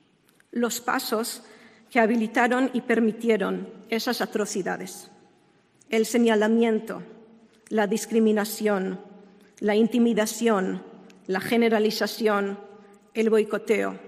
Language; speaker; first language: Spanish; non-native, fluent; Hebrew